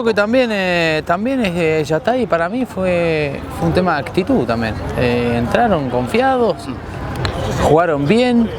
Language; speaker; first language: Spanish; native; Spanish